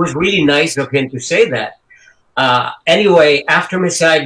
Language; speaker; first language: English; non-native, local second language; Filipino